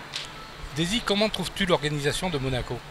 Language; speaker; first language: French; native; French